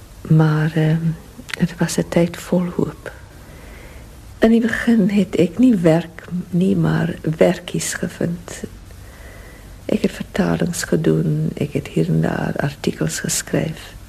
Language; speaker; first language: Dutch; non-native, learner; English